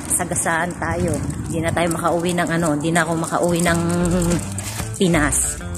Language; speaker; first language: Filipino; native; Filipino